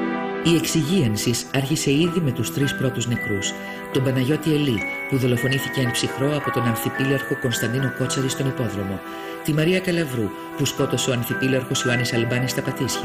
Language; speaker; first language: Greek; native; Greek